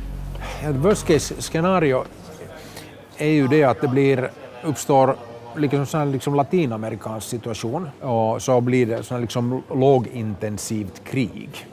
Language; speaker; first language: Swedish; native; Swedish